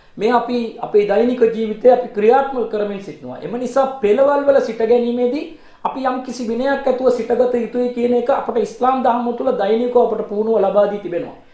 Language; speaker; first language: Sinhala; non-native, local second language; Tamil